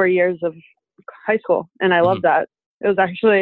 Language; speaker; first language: English; native; English